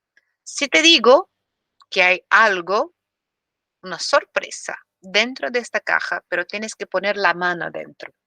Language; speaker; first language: Spanish; non-native, fluent; Portuguese